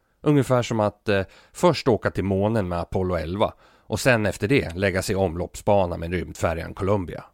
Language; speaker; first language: Swedish; native; Swedish